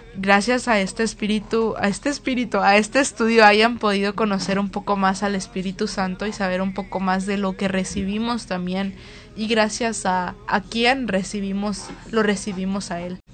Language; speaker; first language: Spanish; early bilingual, heritage; Spanish